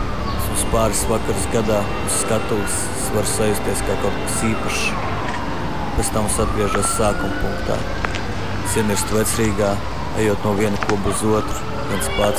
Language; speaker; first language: Latvian; native; Latvian